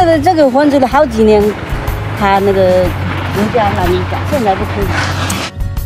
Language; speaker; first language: Chinese; native; Chinese